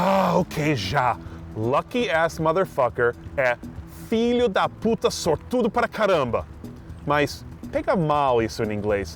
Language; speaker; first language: Portuguese; non-native, fluent; English